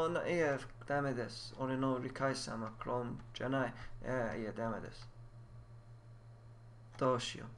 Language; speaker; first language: Japanese; non-native, learner; English